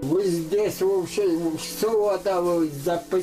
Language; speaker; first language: Russian; non-native, local second language; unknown